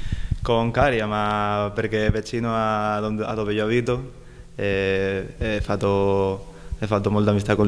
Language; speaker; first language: Italian; non-native, learner; Spanish